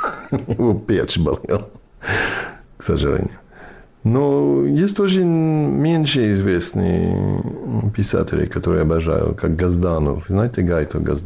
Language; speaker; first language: Russian; non-native, fluent; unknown